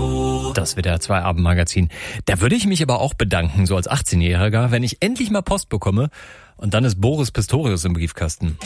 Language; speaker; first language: German; native; German